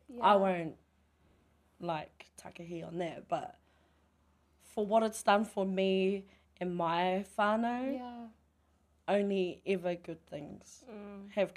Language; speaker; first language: English; native; English